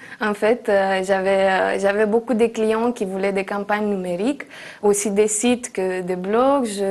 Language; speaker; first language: French; non-native, fluent; Romanian